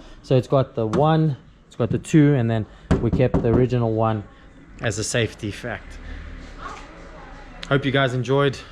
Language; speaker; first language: English; native; English